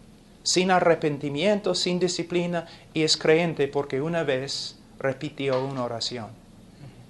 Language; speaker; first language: Spanish; non-native, fluent; English